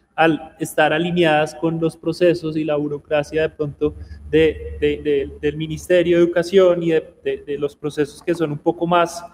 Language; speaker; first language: Spanish; native; Spanish